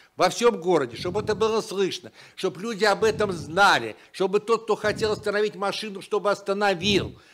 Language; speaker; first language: Russian; native; Russian